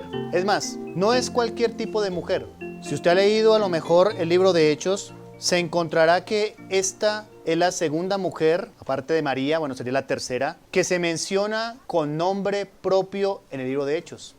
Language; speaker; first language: Spanish; native; Spanish